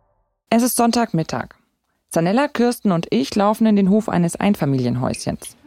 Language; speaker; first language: German; native; German